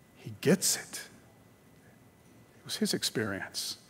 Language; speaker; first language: English; native; English